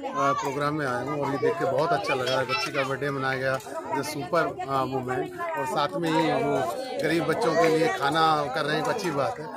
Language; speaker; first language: Hindi; native; Hindi